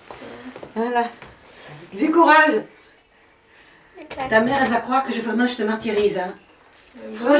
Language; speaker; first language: French; native; French